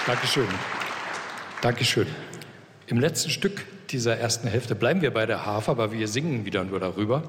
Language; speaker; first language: German; native; German